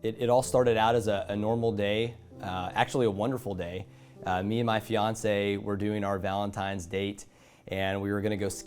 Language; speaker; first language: English; native; English